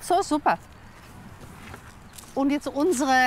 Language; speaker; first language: German; native; German